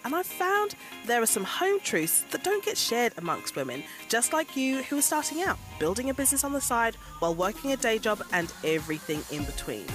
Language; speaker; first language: English; native; English